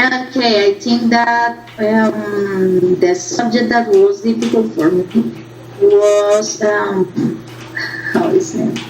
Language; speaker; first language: English; non-native, learner; Spanish